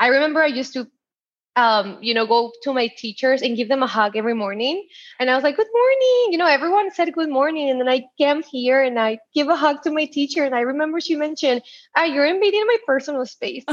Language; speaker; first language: English; non-native, fluent; Spanish